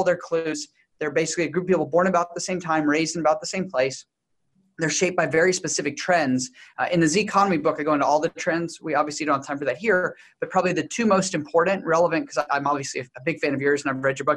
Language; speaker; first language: English; native; English